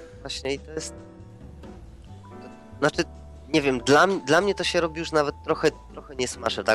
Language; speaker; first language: Polish; native; Polish